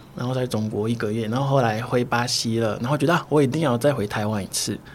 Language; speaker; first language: Chinese; non-native, fluent; Portuguese